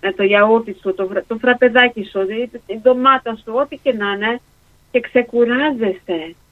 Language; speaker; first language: Greek; early bilingual, heritage; Greek